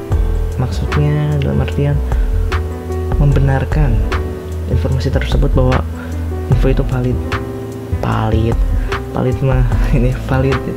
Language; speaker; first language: Indonesian; native; Indonesian